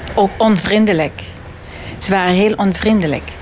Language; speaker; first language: Dutch; native; Dutch